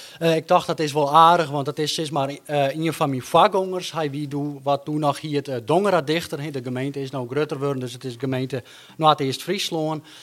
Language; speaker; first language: Dutch; non-native, local second language; Western Frisian